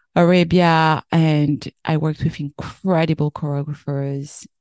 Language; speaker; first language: English; early bilingual, other home language; French